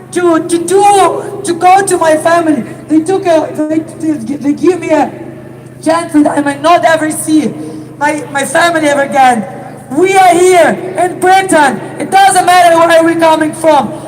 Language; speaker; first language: English; non-native, fluent; Ukrainian